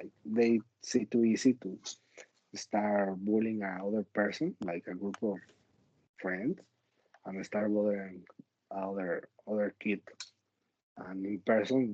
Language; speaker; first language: English; non-native, learner; Spanish